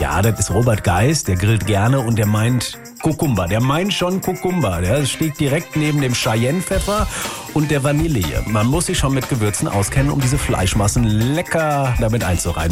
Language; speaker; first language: German; native; German